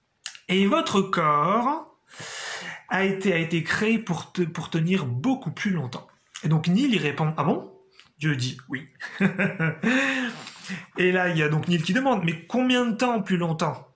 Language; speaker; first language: French; native; French